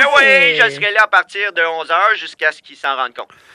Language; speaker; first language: French; native; French